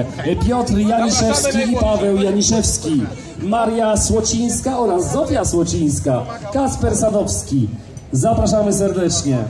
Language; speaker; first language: Polish; native; Polish